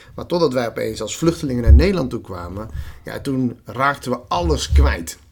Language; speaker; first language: Dutch; early bilingual, other home language; Somali